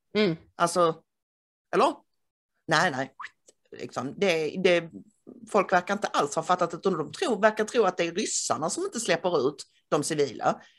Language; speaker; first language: Swedish; native; Swedish